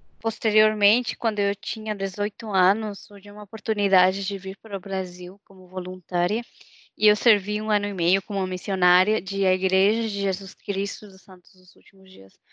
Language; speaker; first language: Portuguese; non-native, fluent; Spanish